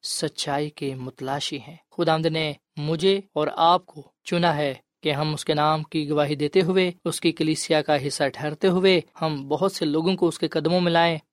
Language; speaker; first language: Urdu; non-native, local second language; Punjabi